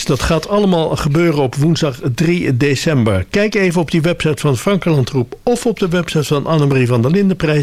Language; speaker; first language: Dutch; native; Dutch